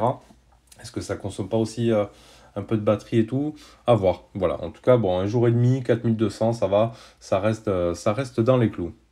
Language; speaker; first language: French; native; French